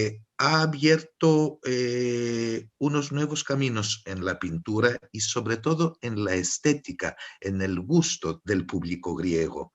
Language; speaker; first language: Spanish; non-native, fluent; Greek